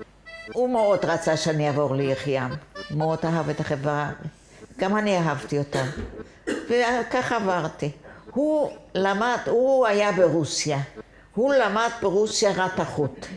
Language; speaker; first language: Hebrew; non-native, fluent; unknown